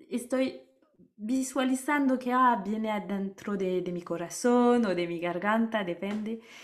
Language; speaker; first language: Spanish; non-native, fluent; French